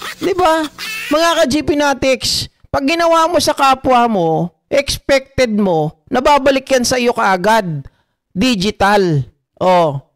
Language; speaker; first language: Filipino; native; Filipino